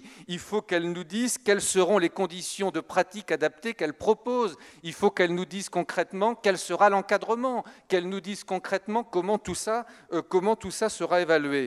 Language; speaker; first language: French; native; French